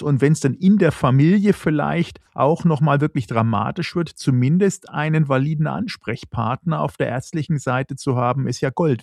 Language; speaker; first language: German; native; German